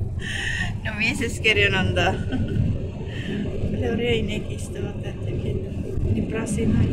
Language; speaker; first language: Greek; non-native, learner; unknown